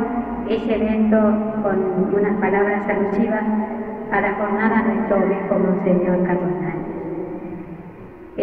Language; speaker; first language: Spanish; native; Spanish